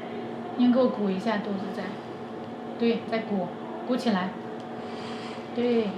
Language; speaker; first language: Chinese; native; Chinese